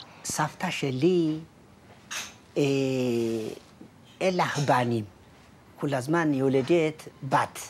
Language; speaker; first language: Hebrew; non-native, learner; Amharic